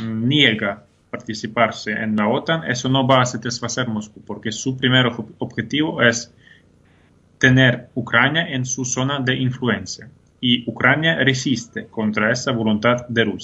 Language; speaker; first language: Spanish; non-native, fluent; Ukrainian